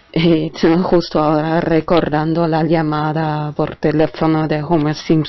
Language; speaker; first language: Spanish; non-native, fluent; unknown